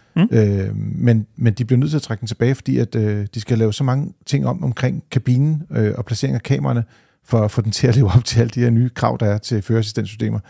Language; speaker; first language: Danish; native; Danish